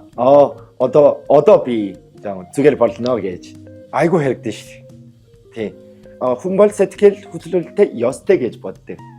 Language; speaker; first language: Mongolian; non-native, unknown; Korean